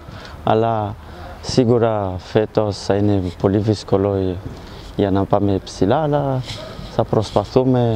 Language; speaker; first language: Greek; non-native, learner; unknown